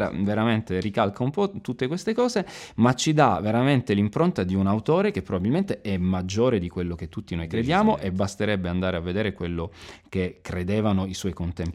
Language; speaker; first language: Italian; native; Italian